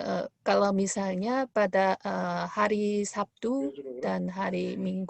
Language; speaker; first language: Indonesian; non-native, fluent; Korean